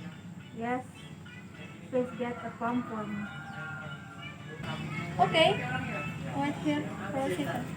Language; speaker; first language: English; non-native, learner; Indonesian